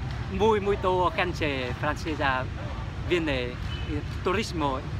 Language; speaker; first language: Italian; non-native, learner; Vietnamese